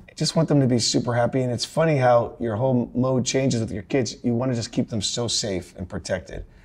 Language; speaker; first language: English; native; English